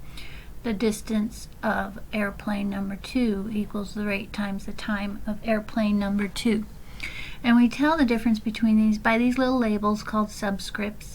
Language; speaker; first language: English; native; English